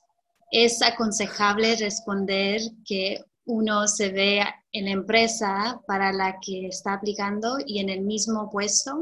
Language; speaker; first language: Spanish; early bilingual, heritage; Spanish